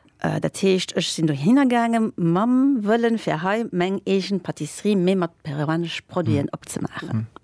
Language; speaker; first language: Luxembourgish; early bilingual, other home language; Spanish